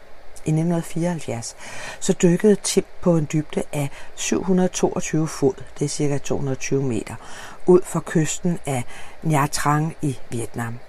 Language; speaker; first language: Danish; native; Danish